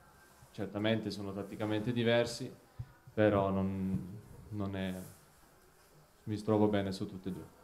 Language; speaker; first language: Italian; non-native, fluent; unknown